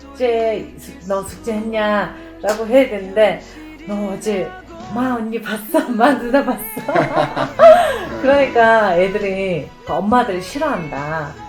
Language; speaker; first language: Korean; non-native, fluent; Mongolian